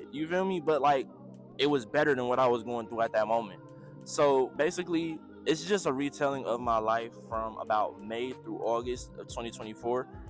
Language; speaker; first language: English; native; English